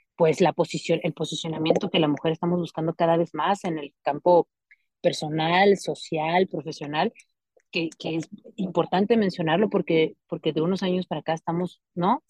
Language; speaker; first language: Spanish; native; Spanish